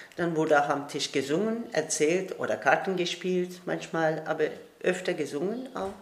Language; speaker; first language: German; non-native, fluent; Turkish